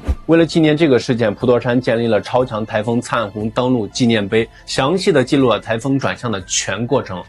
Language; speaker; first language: Chinese; native; Chinese